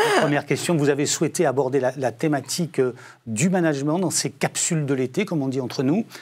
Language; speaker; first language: French; native; French